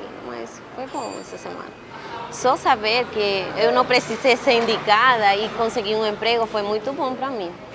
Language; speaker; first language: Portuguese; non-native, learner; Spanish